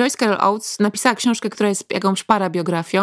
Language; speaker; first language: Polish; native; Polish